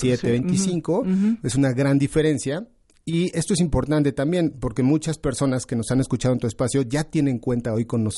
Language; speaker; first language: Spanish; native; Spanish